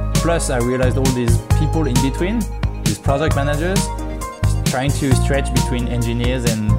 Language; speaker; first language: English; non-native, fluent; French